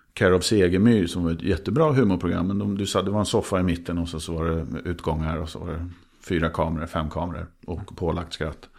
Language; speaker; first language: Swedish; native; Swedish